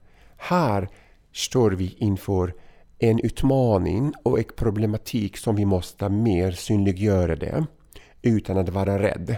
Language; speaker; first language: Swedish; non-native, fluent; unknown